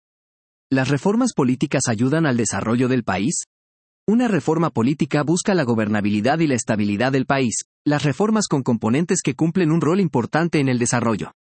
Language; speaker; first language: Spanish; native; Spanish